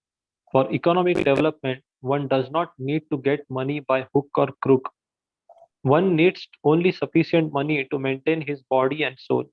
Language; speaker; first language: English; non-native, local second language; Hindi